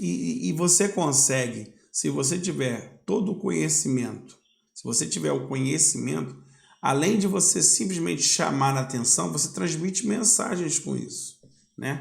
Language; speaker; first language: Portuguese; native; Portuguese